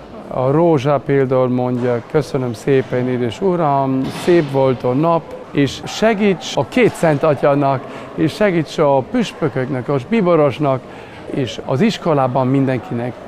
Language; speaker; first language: Hungarian; non-native, learner; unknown